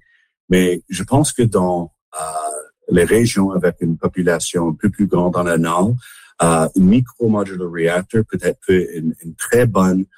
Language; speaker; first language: French; non-native, local second language; English